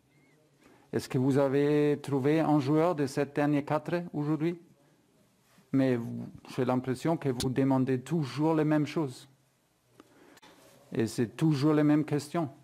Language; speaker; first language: French; non-native, fluent; German